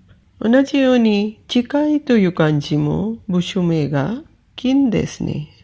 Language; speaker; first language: Japanese; non-native, fluent; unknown